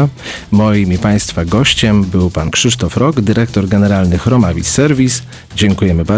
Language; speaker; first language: Polish; native; Polish